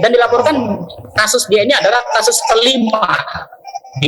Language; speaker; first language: Indonesian; native; Indonesian